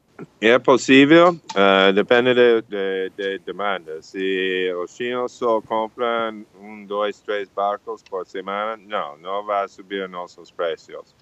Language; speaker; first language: Portuguese; non-native, fluent; English